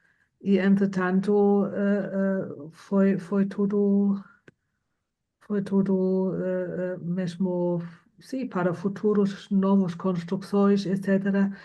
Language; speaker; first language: Portuguese; non-native, fluent; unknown